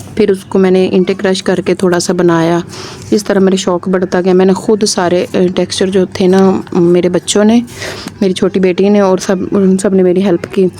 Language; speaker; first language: Urdu; non-native, local second language; Punjabi